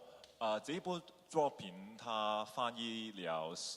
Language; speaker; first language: Chinese; non-native, local second language; Cantonese